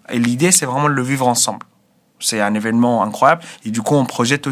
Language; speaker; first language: French; non-native, fluent; Arabic